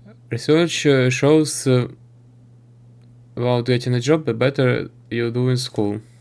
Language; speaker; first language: English; non-native, learner; Ukrainian